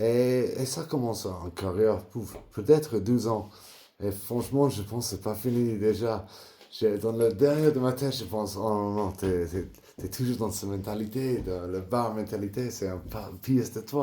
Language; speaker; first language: French; non-native, learner; English